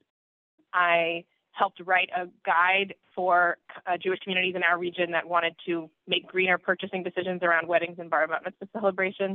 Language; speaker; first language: English; native; English